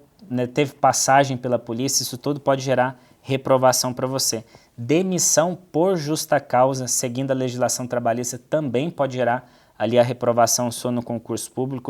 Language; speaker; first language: Portuguese; native; Portuguese